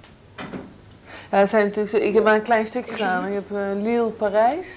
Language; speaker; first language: Dutch; native; Dutch